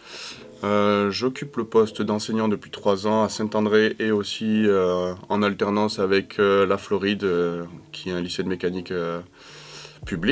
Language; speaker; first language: French; native; French